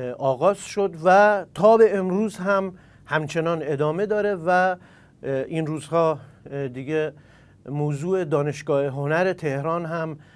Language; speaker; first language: Persian; non-native, local second language; Central Kurdish